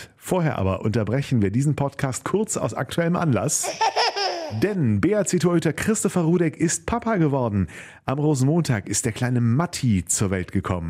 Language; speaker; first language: German; native; German